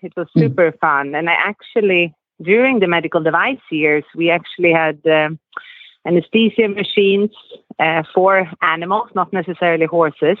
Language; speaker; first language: English; non-native, fluent; Swedish